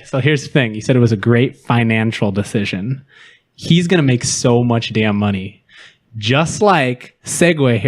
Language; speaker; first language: English; native; English